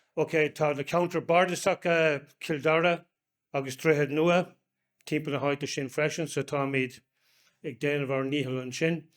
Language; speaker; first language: Irish; non-native, local second language; English